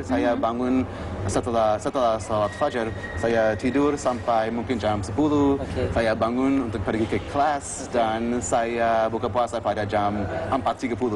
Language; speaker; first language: Indonesian; non-native, fluent; English